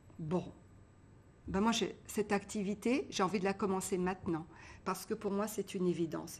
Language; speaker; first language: French; early bilingual, other home language; Portuguese